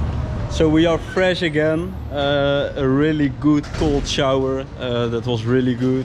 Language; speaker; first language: English; non-native, fluent; Dutch